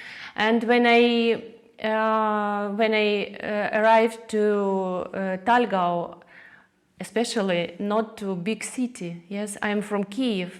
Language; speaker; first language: English; non-native, learner; Russian